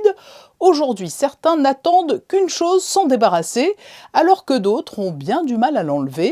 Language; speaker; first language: French; native; French